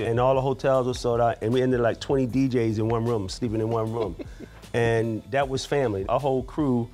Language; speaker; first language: English; native; English